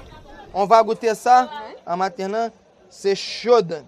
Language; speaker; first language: French; non-native, learner; Portuguese